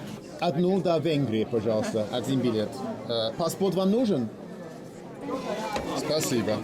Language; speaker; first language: Russian; non-native, learner; English